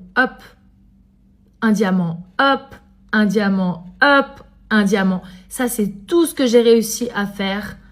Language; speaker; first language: French; native; French